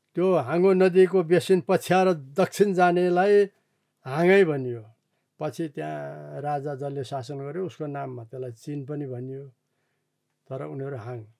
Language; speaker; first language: Nepali; non-native, local second language; Eastern Tamang